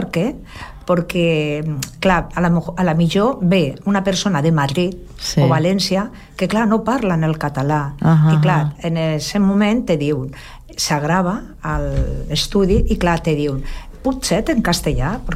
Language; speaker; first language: Catalan; non-native, local second language; Spanish